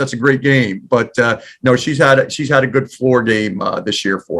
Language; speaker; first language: English; native; English